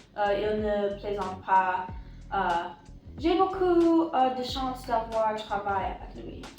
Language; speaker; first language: French; non-native, learner; English